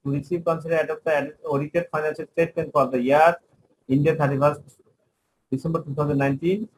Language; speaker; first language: English; non-native, local second language; Bangla